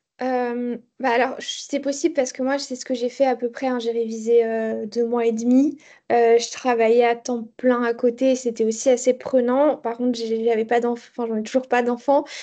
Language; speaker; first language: French; native; French